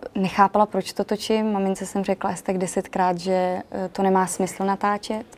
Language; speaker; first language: Czech; early bilingual, other home language; Macedonian